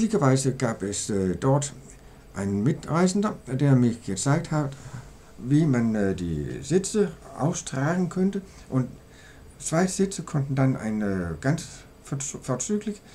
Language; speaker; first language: German; non-native, learner; Danish